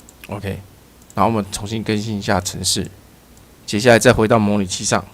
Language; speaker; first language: Chinese; native; Chinese